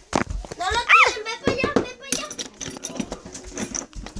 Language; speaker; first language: Spanish; early bilingual, heritage; Spanish